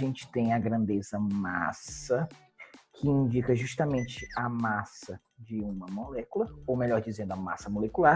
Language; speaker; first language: Portuguese; native; Portuguese